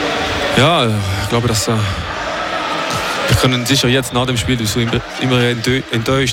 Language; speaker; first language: German; non-native, local second language; French